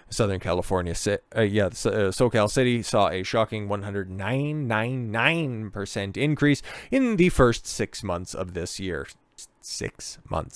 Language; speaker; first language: English; native; English